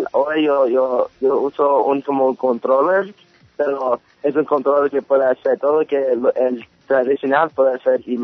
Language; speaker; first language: Spanish; early bilingual, heritage; English